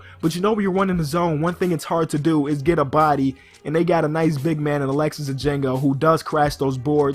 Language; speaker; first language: English; native; English